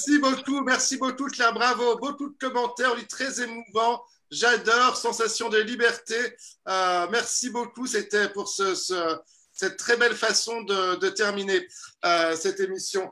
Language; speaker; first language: French; native; French